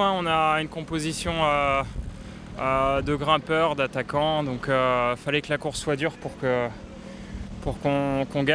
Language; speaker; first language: French; native; French